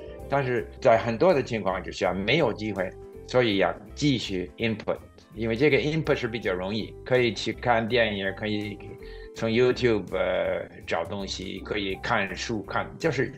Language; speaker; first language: Chinese; non-native, fluent; English